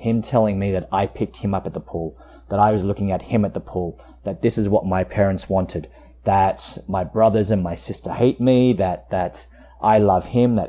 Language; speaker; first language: English; native; English